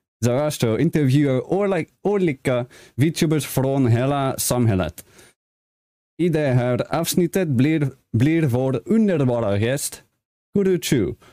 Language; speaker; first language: Swedish; non-native, learner; Afrikaans